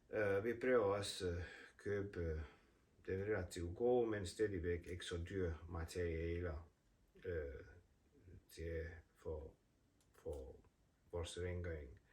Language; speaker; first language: Danish; non-native, fluent; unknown